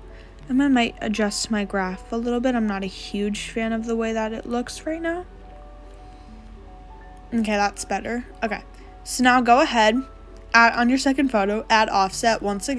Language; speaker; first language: English; native; English